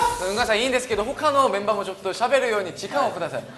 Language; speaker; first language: Japanese; non-native, fluent; Korean